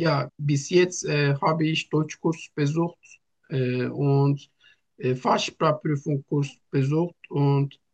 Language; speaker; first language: German; non-native, learner; Turkish